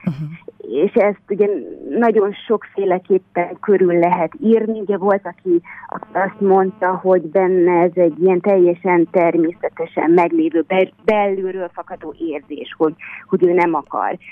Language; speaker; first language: Hungarian; native; Hungarian